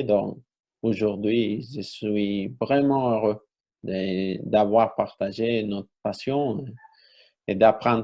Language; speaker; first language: French; non-native, fluent; Spanish